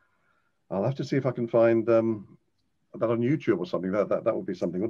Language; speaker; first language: English; native; English